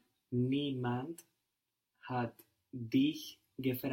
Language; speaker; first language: German; non-native, learner; English